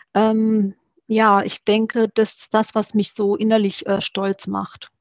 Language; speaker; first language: German; early bilingual, other home language; Romanian